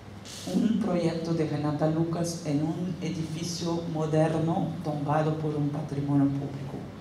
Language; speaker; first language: Spanish; non-native, fluent; Portuguese